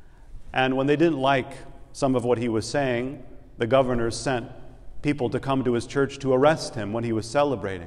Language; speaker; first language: English; native; English